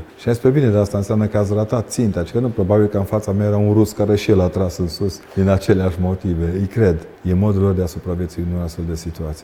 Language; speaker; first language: Romanian; native; Romanian